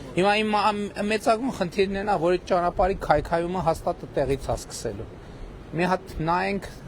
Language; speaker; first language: Armenian; native; Armenian